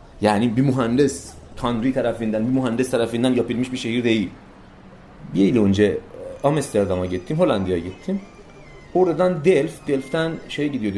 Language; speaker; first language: Turkish; non-native, fluent; Persian